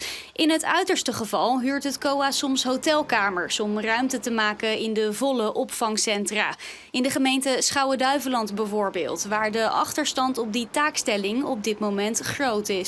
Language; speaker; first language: Dutch; native; Dutch